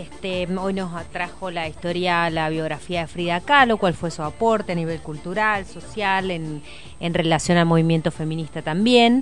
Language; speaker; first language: Spanish; native; Spanish